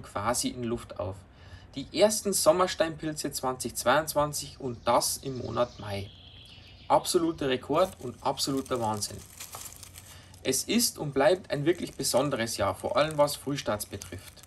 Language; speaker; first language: German; native; German